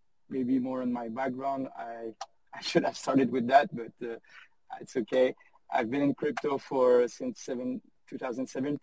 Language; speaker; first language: English; non-native, fluent; French